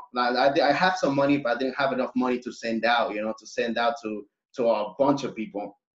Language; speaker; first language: English; early bilingual, other home language; Spanish